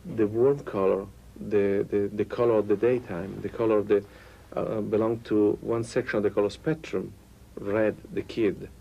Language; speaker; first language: English; non-native, fluent; Italian